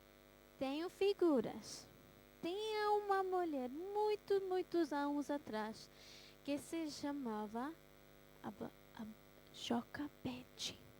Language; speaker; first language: Portuguese; early bilingual, heritage; Portuguese